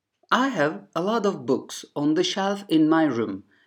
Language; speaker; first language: English; non-native, fluent; Turkish